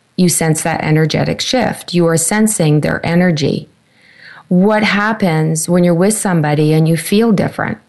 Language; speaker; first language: English; native; English